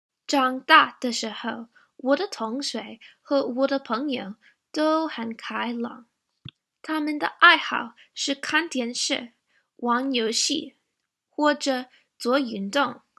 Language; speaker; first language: Chinese; non-native, learner; English